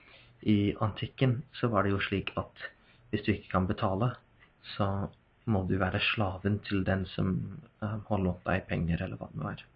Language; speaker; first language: Norwegian; non-native, fluent; English